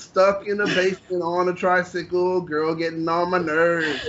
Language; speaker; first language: English; native; English